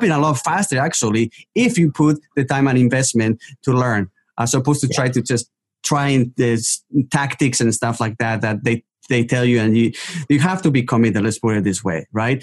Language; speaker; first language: English; non-native, fluent; Spanish